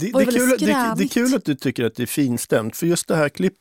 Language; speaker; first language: Swedish; native; Swedish